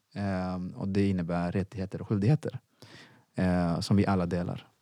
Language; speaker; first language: Swedish; non-native, fluent; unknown